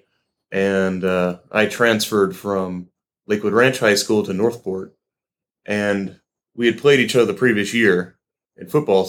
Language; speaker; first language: English; native; English